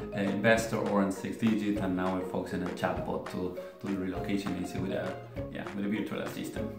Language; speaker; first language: English; non-native, fluent; Spanish